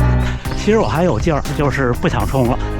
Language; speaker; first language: Chinese; native; Chinese